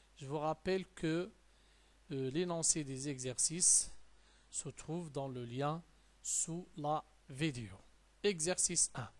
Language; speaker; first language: French; non-native, local second language; Arabic